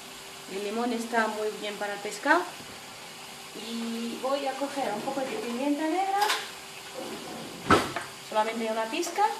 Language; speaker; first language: Spanish; non-native, fluent; Arabic